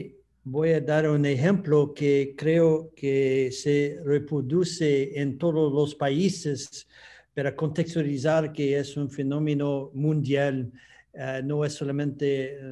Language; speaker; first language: Spanish; non-native, fluent; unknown